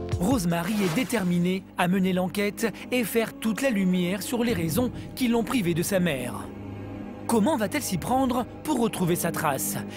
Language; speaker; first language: French; native; French